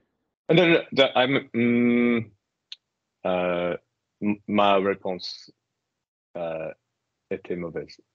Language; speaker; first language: French; non-native, learner; English